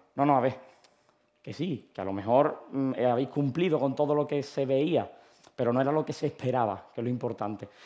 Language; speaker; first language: Spanish; native; Spanish